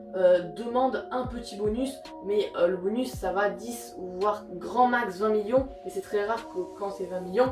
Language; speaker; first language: French; native; French